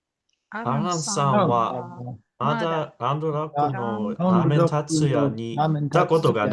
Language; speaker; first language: Japanese; non-native, learner; English